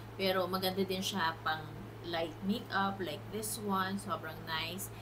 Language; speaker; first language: Filipino; native; Filipino